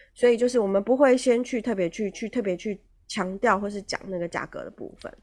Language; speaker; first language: Chinese; native; Chinese